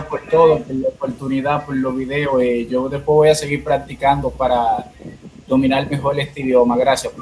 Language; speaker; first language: Spanish; native; Spanish